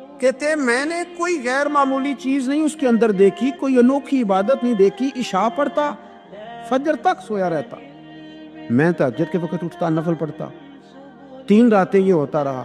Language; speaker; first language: Urdu; non-native, local second language; Punjabi